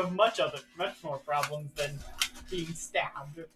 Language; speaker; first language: English; native; English